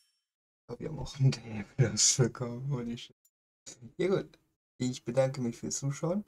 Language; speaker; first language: German; native; German